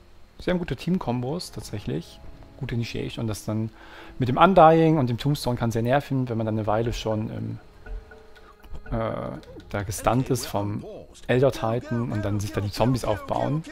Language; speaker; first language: German; native; German